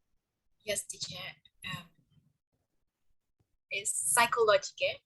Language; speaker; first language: English; non-native, learner; Burmese